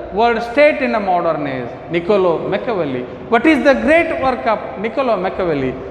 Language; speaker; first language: English; non-native, local second language; Kannada